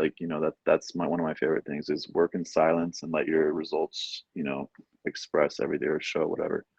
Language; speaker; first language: English; native; English